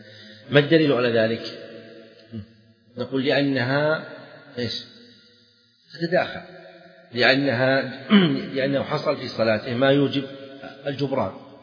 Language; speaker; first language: Arabic; native; Arabic